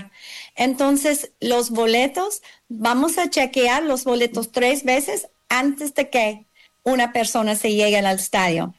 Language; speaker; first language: Spanish; non-native, learner; English